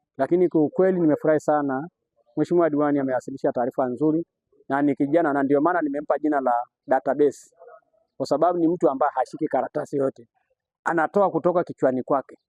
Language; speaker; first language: Swahili; native; Swahili